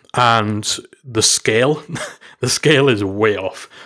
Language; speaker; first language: English; native; English